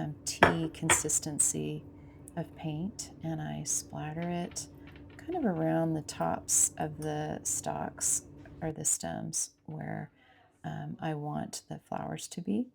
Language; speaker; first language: English; native; English